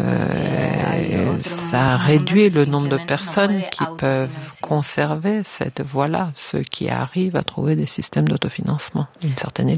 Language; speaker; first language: French; non-native, fluent; Spanish